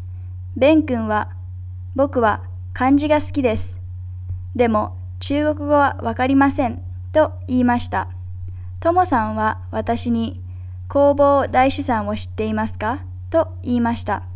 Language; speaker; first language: Japanese; non-native, learner; English